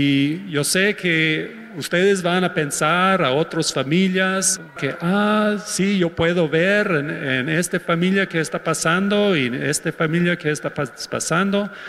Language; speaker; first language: Spanish; non-native, fluent; English